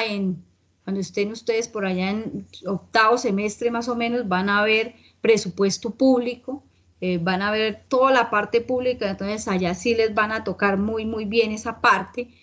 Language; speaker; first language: Spanish; native; Spanish